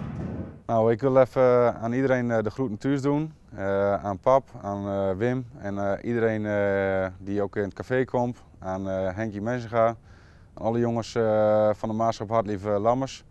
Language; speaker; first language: Dutch; native; Dutch